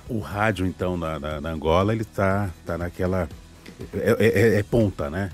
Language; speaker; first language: Portuguese; native; Portuguese